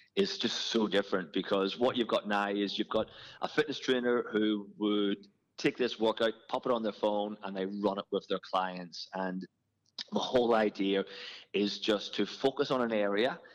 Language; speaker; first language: English; native; English